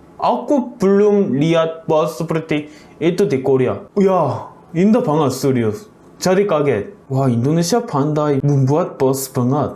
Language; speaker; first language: Indonesian; non-native, learner; Korean